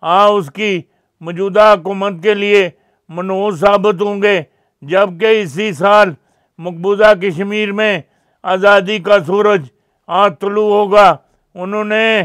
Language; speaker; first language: Urdu; non-native, local second language; Punjabi